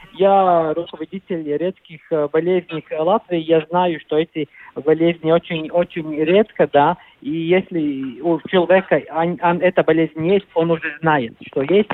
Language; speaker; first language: Russian; non-native, local second language; Latvian